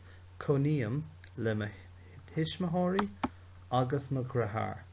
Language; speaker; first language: Irish; non-native, local second language; English